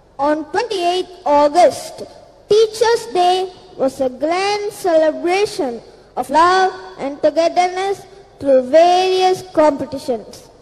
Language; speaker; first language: English; non-native, local second language; Tamil